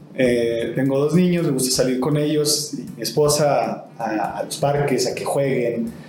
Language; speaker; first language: Spanish; native; Spanish